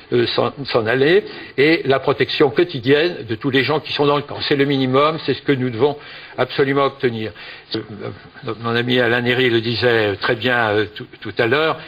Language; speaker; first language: French; native; French